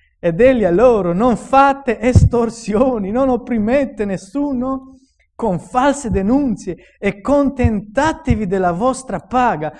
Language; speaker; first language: Italian; non-native, fluent; Romanian